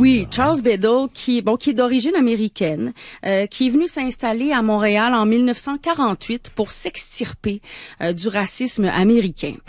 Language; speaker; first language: French; native; French